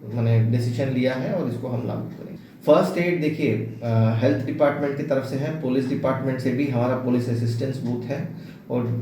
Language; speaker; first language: Hindi; non-native, local second language; Bangla